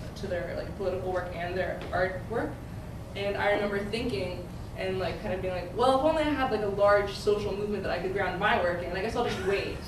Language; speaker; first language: English; native; English